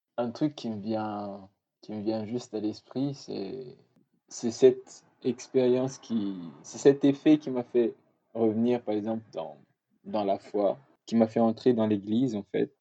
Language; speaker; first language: French; non-native, local second language; Malagasy